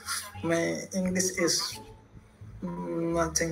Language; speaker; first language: English; non-native, learner; Indonesian